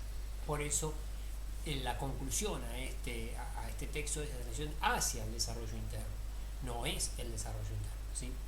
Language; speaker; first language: Spanish; native; Spanish